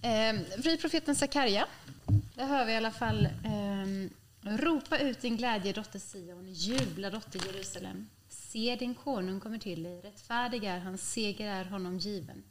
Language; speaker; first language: Swedish; native; Swedish